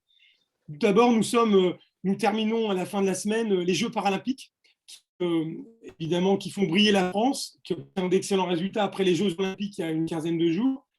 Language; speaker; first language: French; native; French